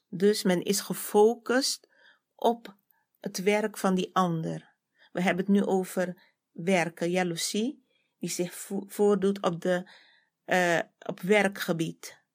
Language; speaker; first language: Dutch; native; Dutch